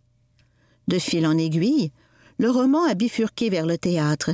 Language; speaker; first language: French; native; French